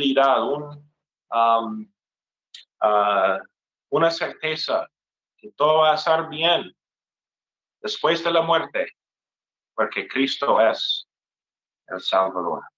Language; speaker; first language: Spanish; non-native, fluent; English